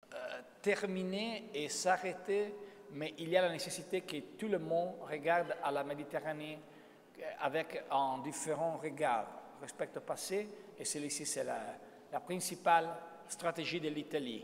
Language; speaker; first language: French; non-native, fluent; Italian